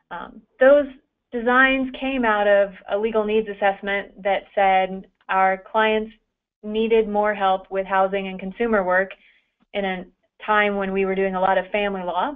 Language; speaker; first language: English; native; English